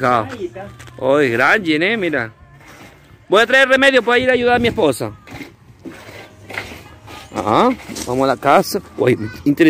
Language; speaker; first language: Portuguese; non-native, learner; Spanish